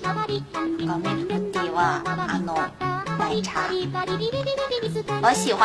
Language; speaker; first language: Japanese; non-native, learner; Chinese